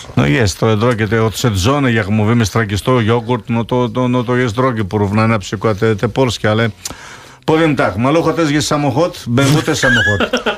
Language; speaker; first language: Polish; non-native, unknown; Greek